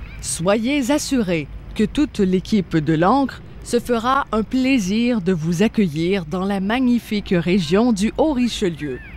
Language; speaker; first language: French; native; French